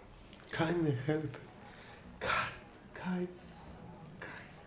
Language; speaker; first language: German; non-native, learner; Polish